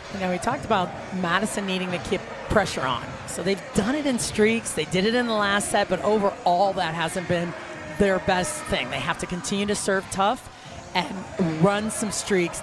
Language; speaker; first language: English; native; English